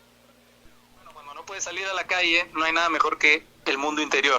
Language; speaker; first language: Spanish; native; Spanish